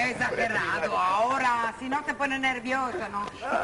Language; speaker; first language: Spanish; native; Spanish